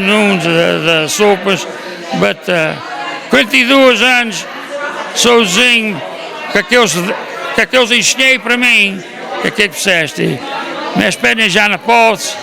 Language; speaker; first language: Portuguese; early bilingual, heritage; Portuguese